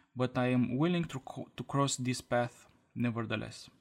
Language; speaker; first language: English; non-native, fluent; Romanian